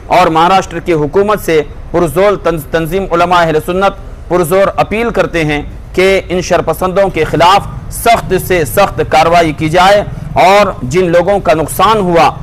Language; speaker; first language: Urdu; native; Urdu